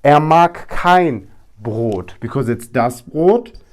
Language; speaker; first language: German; non-native, fluent; Turkish